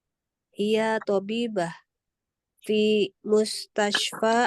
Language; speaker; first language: Arabic; non-native, learner; Indonesian